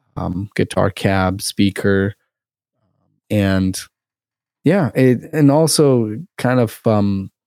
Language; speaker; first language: English; early bilingual, other home language; Russian